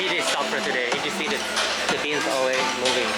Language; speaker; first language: English; non-native, learner; Chinese